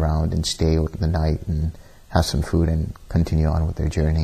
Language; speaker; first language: English; native; English